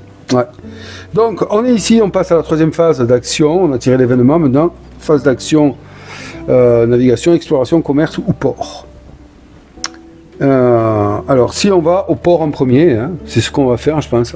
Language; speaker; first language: French; native; French